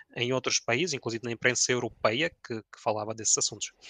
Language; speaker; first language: Portuguese; early bilingual, other home language; Ukrainian